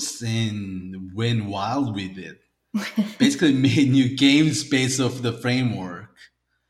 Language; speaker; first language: English; native; English